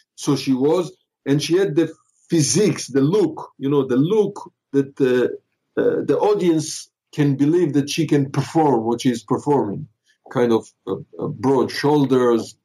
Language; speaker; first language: English; non-native, fluent; Hebrew